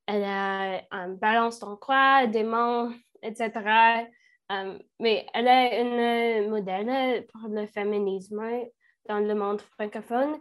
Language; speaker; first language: French; non-native, learner; English